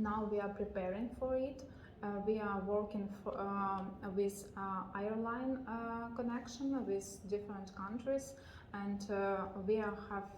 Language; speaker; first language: English; non-native, learner; Ukrainian